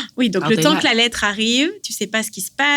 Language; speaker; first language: French; native; French